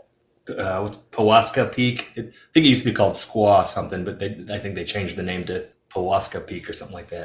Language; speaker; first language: English; native; English